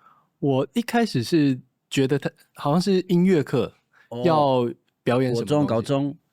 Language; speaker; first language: Chinese; native; Chinese